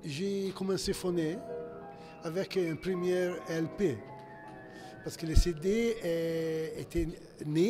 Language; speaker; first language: French; non-native, fluent; Italian